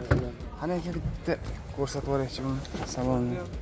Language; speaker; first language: Turkish; non-native, learner; Uzbek